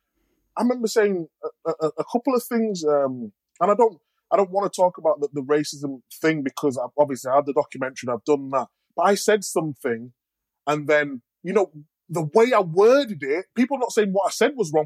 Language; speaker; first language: English; native; English